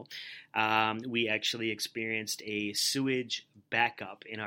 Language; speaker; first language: English; native; English